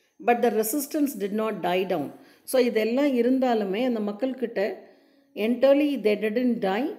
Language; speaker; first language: English; non-native, local second language; Tamil